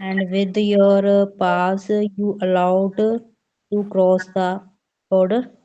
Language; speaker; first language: English; non-native, local second language; Hindi